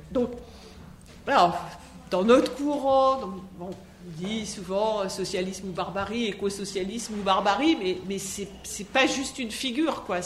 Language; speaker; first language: French; native; French